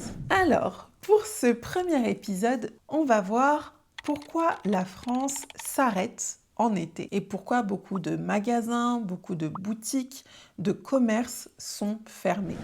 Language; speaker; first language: French; native; French